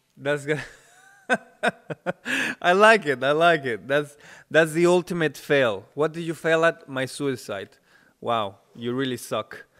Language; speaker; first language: English; non-native, fluent; Spanish